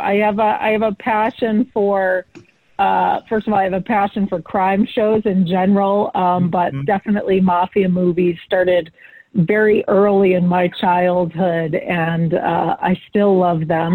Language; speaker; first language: English; native; English